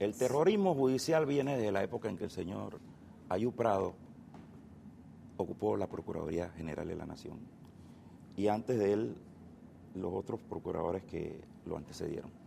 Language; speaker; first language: Spanish; native; Spanish